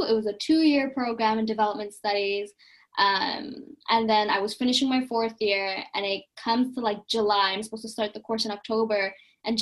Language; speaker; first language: English; native; English